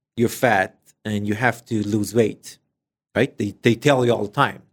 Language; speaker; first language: English; non-native, fluent; Persian